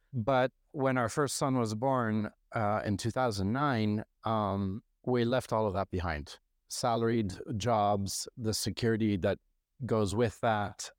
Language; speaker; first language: English; non-native, fluent; French